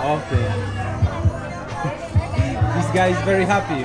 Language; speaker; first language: English; non-native, learner; Polish